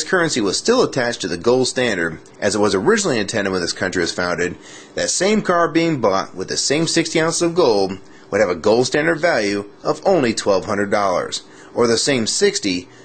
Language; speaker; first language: English; native; English